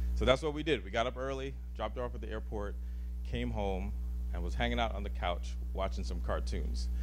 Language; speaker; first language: English; native; English